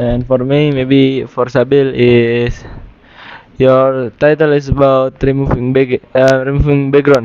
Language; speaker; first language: English; non-native, learner; Indonesian